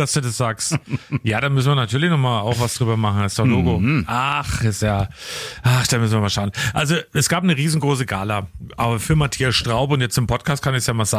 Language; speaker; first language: German; native; German